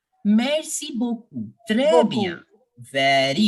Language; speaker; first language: French; non-native, fluent; Hindi